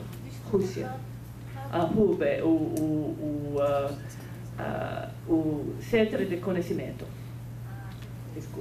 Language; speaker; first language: Portuguese; non-native, fluent; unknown